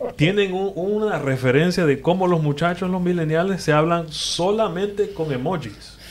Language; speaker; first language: Spanish; native; Spanish